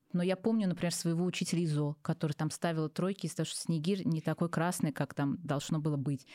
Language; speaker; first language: Russian; native; Russian